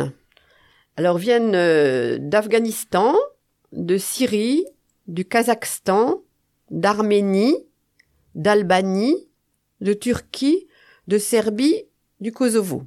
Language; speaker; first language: French; native; French